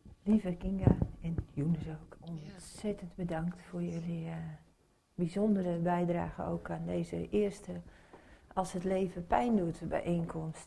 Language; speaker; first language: Dutch; native; Dutch